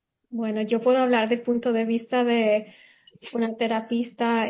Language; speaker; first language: Spanish; early bilingual, heritage; Spanish